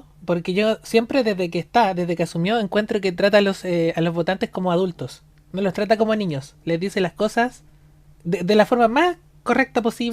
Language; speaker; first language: Spanish; native; Spanish